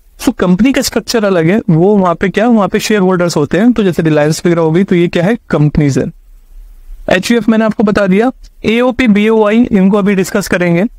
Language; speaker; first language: Hindi; native; Hindi